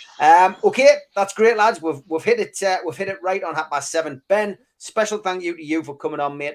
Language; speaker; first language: English; native; English